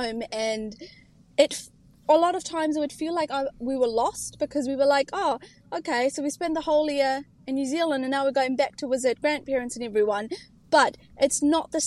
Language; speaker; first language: English; early bilingual, other home language; Urdu